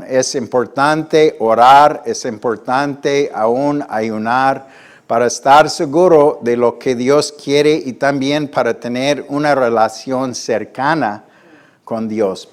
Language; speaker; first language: Spanish; non-native, fluent; English